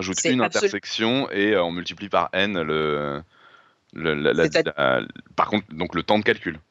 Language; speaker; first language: French; native; French